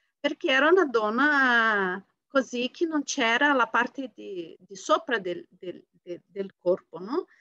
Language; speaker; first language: Italian; non-native, fluent; Portuguese